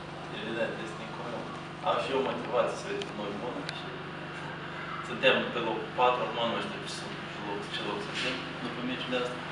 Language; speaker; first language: Romanian; non-native, local second language; Russian